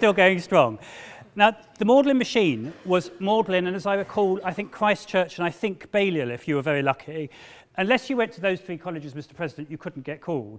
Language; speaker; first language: English; native; English